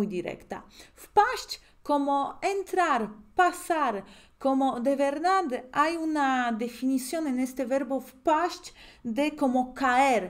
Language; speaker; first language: Spanish; non-native, fluent; Polish